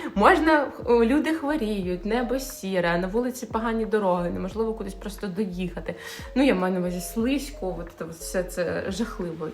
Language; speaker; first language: Ukrainian; native; Ukrainian